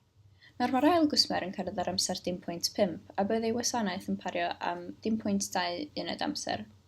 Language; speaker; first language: Welsh; native; Welsh